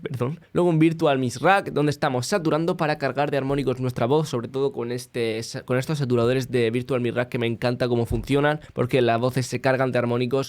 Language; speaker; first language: Spanish; native; Spanish